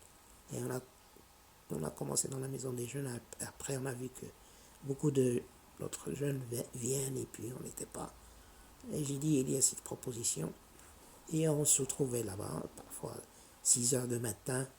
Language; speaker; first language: French; non-native, local second language; Arabic